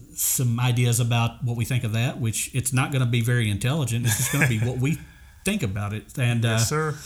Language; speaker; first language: English; native; English